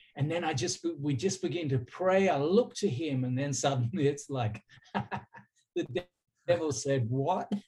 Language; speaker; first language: English; native; English